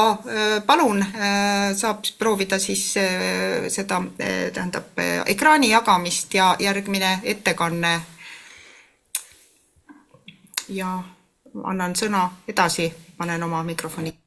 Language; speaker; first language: Estonian; native; Estonian